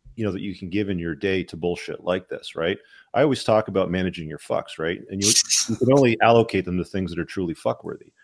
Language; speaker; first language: English; native; English